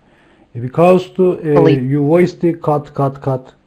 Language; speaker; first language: English; non-native, learner; Turkish